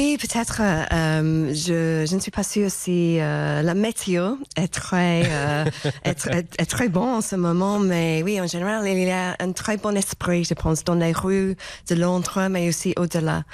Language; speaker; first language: French; non-native, fluent; English